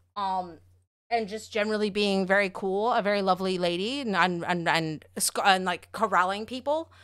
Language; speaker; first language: English; native; English